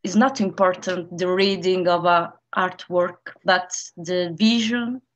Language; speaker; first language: English; non-native, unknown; Italian